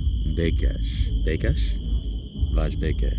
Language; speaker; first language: Hungarian; non-native, learner; English